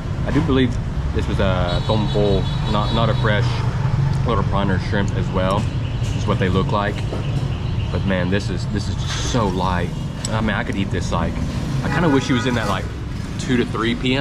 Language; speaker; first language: English; native; English